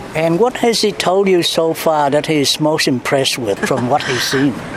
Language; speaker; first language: English; non-native, fluent; Vietnamese